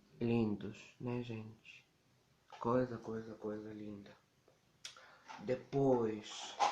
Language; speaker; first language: Portuguese; non-native, learner; Ukrainian